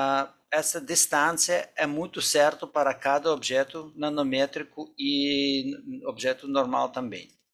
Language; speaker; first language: Portuguese; non-native, fluent; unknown